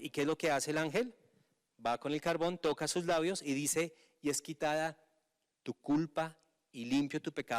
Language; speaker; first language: Spanish; native; Spanish